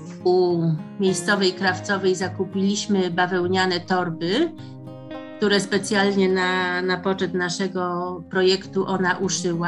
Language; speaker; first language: Polish; native; Polish